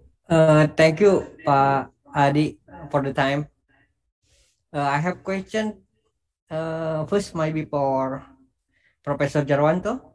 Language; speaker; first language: English; non-native, learner; Indonesian